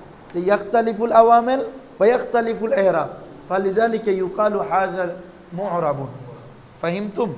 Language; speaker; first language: Arabic; non-native, fluent; Bangla